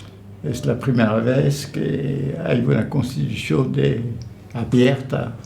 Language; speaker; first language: Spanish; non-native, fluent; French